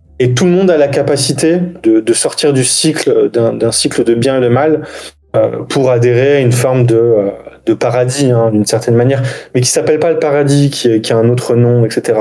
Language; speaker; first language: French; native; French